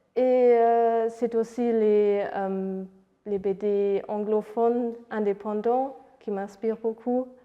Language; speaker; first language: French; non-native, fluent; Luxembourgish